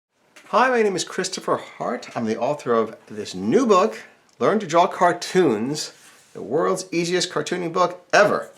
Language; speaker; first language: English; native; English